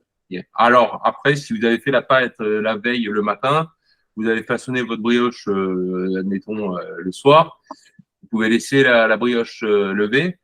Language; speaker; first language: French; native; French